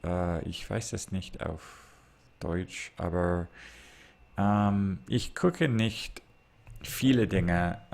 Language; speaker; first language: German; non-native, learner; English